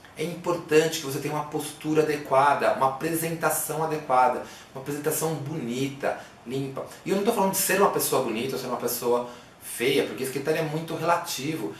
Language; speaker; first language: Portuguese; native; Portuguese